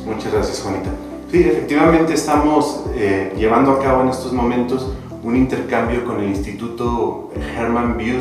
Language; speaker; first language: Spanish; native; Spanish